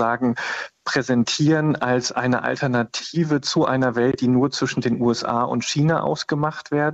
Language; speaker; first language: German; native; German